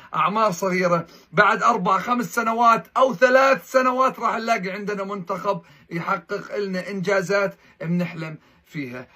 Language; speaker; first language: Arabic; native; Arabic